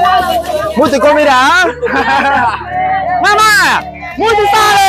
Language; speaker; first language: Spanish; non-native, learner; Vietnamese